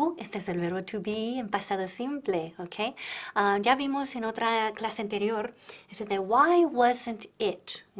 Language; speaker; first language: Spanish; non-native, fluent; English